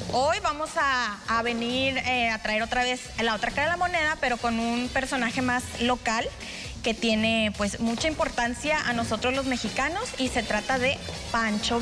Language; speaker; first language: Spanish; native; Spanish